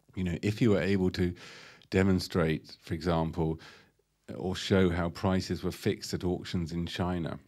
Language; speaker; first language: English; native; English